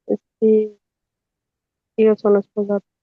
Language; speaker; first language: Italian; non-native, learner; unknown